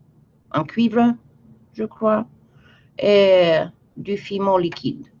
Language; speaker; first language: French; non-native, fluent; Romanian